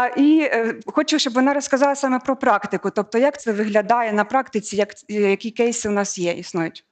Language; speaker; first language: Ukrainian; native; Ukrainian